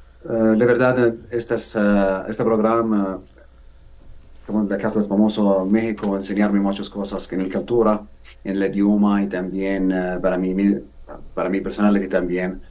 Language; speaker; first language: Spanish; non-native, learner; Arabic